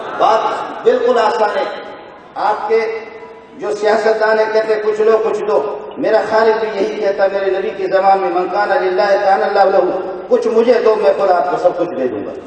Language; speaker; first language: Urdu; non-native, local second language; Brahui